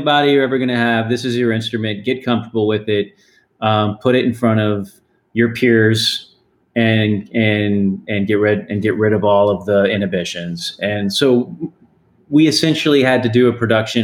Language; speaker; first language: English; native; English